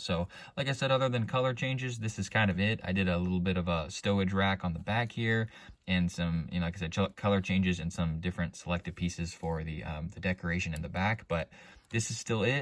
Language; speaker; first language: English; native; English